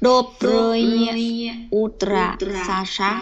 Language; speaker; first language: Russian; non-native, learner; Vietnamese